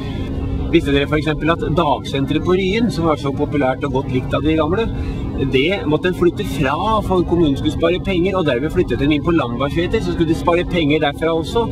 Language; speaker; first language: Norwegian; native; Norwegian